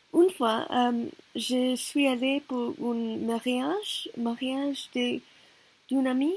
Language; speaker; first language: French; non-native, learner; Korean